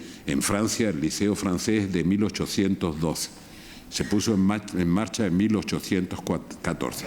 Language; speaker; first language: Spanish; native; Spanish